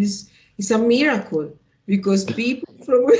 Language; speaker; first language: English; non-native, learner; Spanish